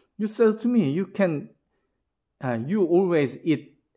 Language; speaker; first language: English; non-native, learner; Korean